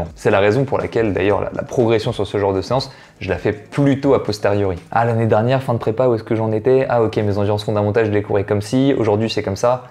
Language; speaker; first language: French; native; French